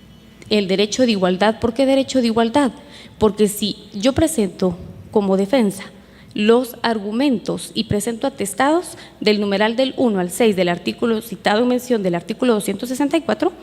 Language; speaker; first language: Spanish; native; Spanish